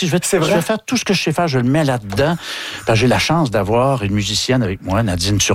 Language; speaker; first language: French; native; French